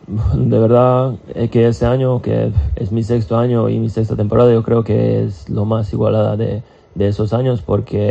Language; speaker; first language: Spanish; non-native, fluent; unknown